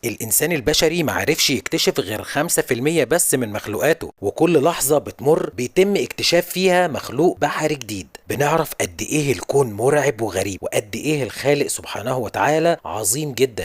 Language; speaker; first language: Arabic; native; Arabic